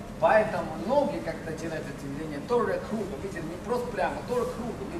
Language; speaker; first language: Russian; non-native, learner; Chinese